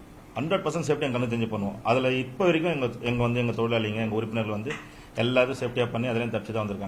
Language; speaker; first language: Tamil; native; Tamil